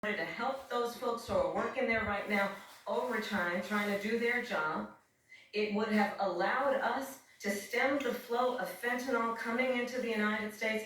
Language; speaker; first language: English; native; English